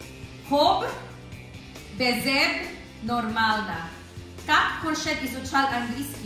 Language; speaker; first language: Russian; non-native, learner; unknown